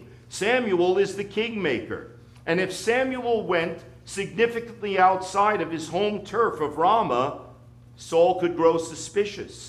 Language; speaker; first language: English; native; English